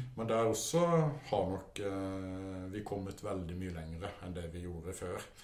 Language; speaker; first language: Norwegian; native; Norwegian